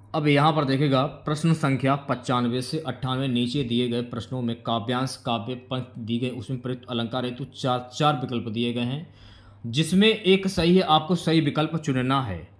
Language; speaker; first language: Hindi; native; Hindi